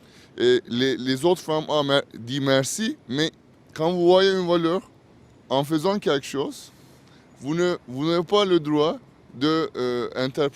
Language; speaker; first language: French; non-native, learner; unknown